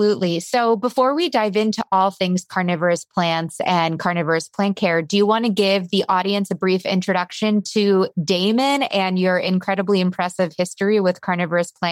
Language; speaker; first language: English; native; English